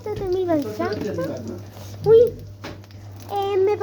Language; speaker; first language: French; non-native, learner; Spanish